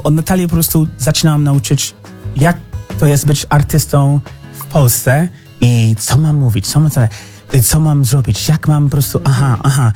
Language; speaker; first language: Polish; non-native, learner; English